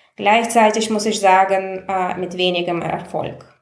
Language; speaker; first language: German; non-native, fluent; Russian